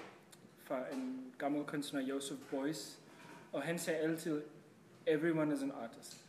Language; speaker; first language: Danish; non-native, fluent; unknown